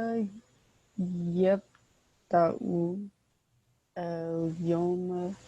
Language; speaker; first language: Arabic; non-native, learner; English